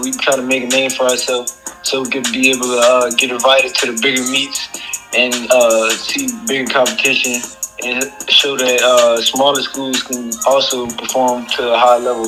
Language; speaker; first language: English; native; English